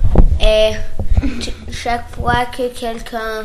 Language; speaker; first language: French; early bilingual, other home language; English